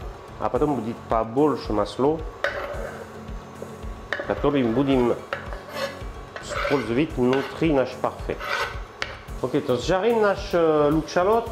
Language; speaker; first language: Russian; non-native, learner; French